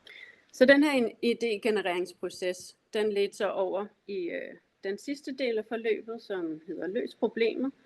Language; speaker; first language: Danish; native; Danish